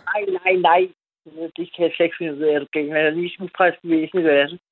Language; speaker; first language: Danish; native; Danish